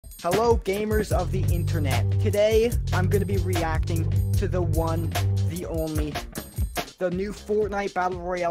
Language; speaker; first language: English; native; English